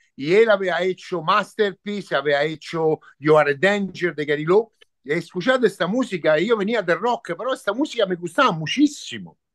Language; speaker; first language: Spanish; non-native, learner; Italian